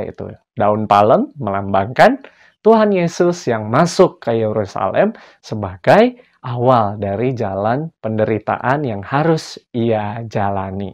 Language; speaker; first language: Indonesian; native; Indonesian